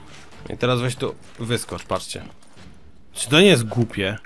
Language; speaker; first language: Polish; native; Polish